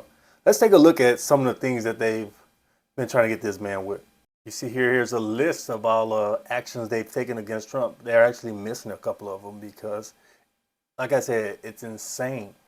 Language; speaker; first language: English; native; English